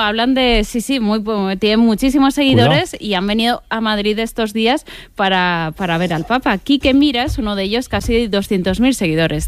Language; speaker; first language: Spanish; native; Spanish